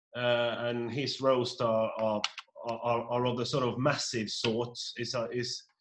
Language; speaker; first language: English; non-native, fluent; Norwegian